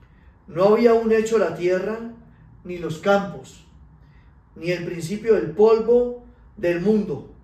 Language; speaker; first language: Spanish; native; Spanish